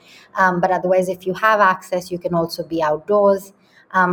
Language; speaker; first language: English; non-native, local second language; Hindi